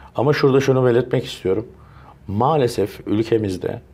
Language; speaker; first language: Turkish; early bilingual, other home language; English